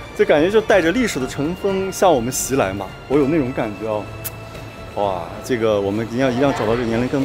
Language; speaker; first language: Chinese; native; Chinese